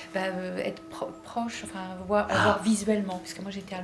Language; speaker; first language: French; native; French